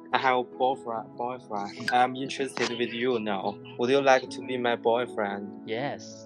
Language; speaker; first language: English; non-native, local second language; Chinese